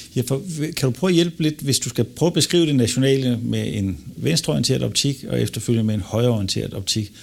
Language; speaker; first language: Danish; native; Danish